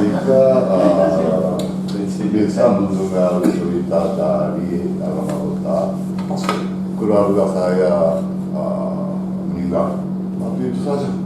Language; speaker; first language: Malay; non-native, learner; Japanese